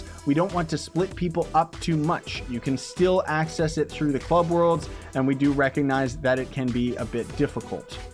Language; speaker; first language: English; native; English